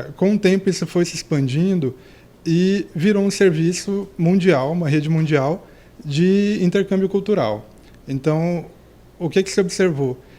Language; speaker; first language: Portuguese; native; Portuguese